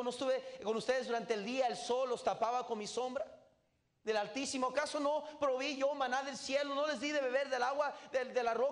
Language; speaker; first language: Spanish; native; Spanish